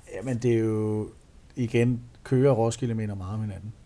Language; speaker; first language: Danish; native; Danish